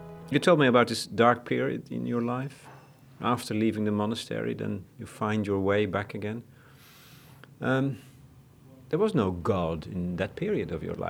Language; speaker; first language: English; non-native, fluent; Dutch